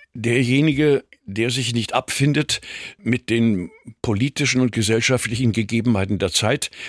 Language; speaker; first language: German; native; German